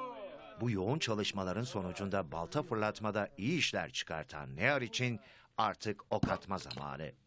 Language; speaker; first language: Turkish; native; Turkish